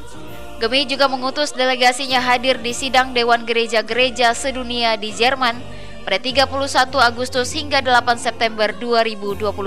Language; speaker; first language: Indonesian; native; Indonesian